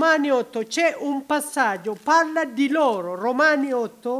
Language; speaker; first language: Italian; non-native, learner; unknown